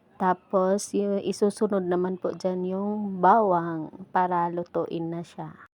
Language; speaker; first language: Filipino; non-native, local second language; Cebuano